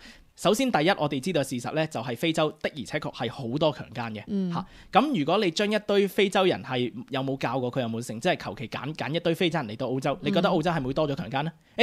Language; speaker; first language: Cantonese; native; Cantonese